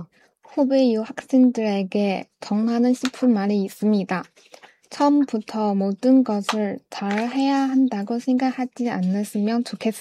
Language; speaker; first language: Korean; non-native, learner; Chinese